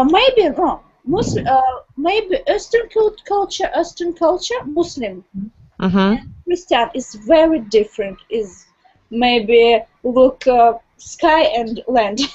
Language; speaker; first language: English; non-native, learner; Russian